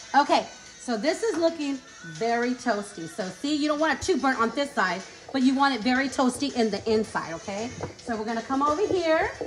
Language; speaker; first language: English; early bilingual, other home language; Spanish